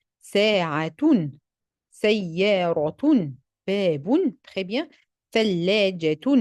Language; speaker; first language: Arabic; non-native, fluent; French